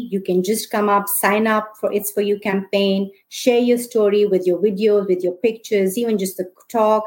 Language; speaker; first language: English; non-native, local second language; Urdu